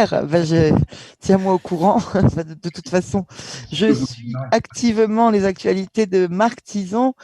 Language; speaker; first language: French; native; French